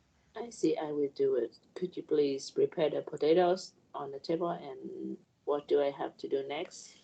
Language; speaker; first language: English; non-native, learner; Vietnamese